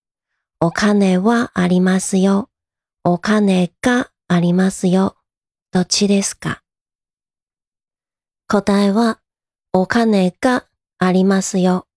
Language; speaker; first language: Japanese; non-native, fluent; Chinese